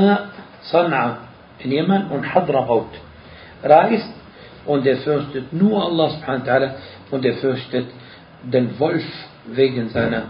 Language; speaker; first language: German; non-native, fluent; Arabic